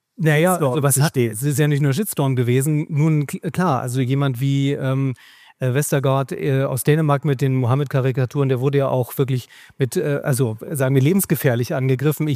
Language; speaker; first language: German; native; German